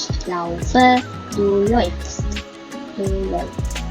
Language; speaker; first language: German; non-native, fluent; Sinhala